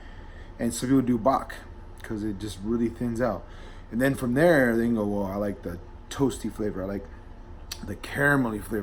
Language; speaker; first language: English; native; English